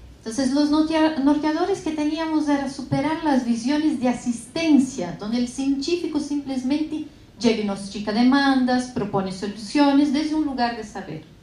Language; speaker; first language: Spanish; non-native, fluent; Portuguese